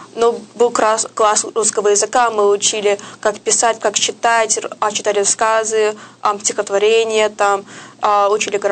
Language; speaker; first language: Russian; early bilingual, heritage; Russian